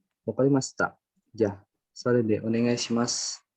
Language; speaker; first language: Japanese; non-native, learner; Indonesian